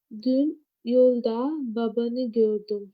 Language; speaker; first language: Turkish; non-native, learner; Urdu